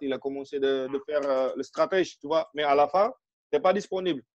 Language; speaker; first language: French; non-native, fluent; Indonesian